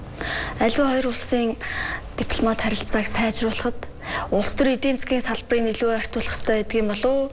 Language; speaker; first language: Mongolian; native; Mongolian